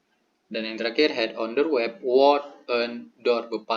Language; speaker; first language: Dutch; non-native, learner; Indonesian